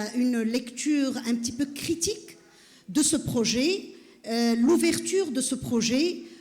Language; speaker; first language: French; non-native, local second language; Arabic